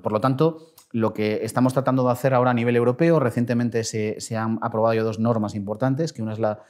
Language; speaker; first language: Spanish; native; Spanish